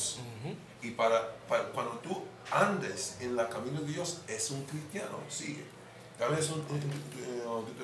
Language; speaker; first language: Spanish; non-native, fluent; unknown